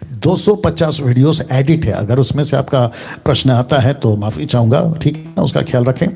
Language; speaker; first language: Hindi; native; Hindi